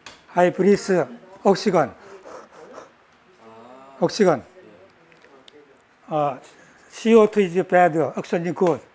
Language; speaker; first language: English; non-native, learner; Korean